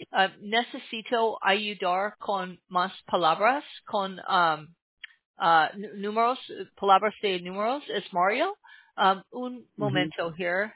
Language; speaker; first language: Spanish; non-native, learner; English